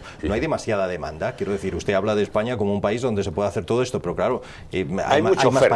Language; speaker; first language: Spanish; native; Spanish